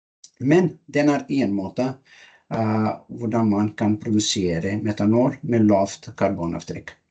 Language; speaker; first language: Norwegian; non-native, learner; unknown